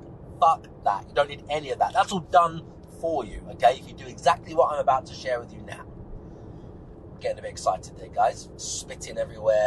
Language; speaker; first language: English; native; English